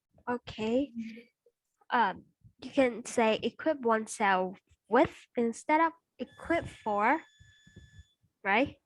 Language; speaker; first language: English; non-native, fluent; Vietnamese